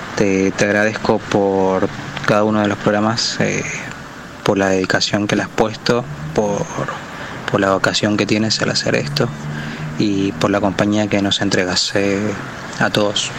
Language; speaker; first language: Spanish; native; Spanish